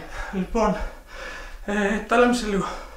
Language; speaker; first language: Greek; native; Greek